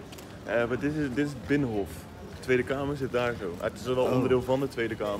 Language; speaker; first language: Dutch; native; Dutch